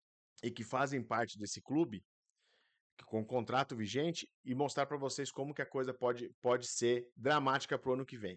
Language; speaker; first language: Portuguese; native; Portuguese